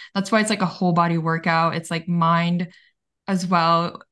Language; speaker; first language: English; early bilingual, other home language; Bulgarian